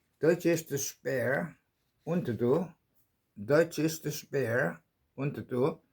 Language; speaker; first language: German; non-native, learner; Korean